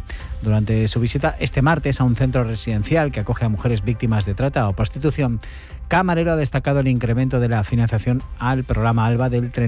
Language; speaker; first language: Spanish; native; Spanish